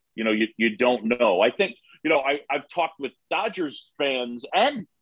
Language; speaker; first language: English; native; English